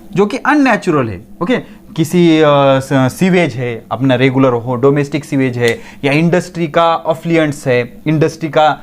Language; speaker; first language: Hindi; non-native, local second language; Marathi